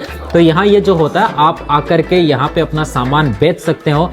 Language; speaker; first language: Hindi; native; Hindi